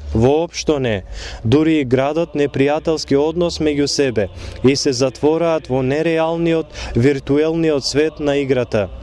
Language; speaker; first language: Macedonian; native; Macedonian